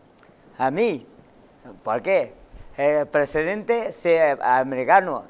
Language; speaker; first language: Spanish; non-native, learner; Chinese